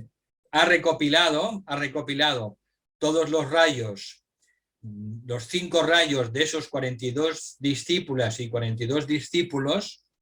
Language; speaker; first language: Spanish; native; Spanish